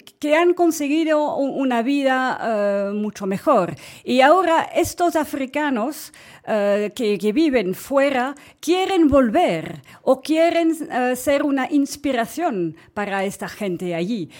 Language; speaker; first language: Spanish; non-native, fluent; French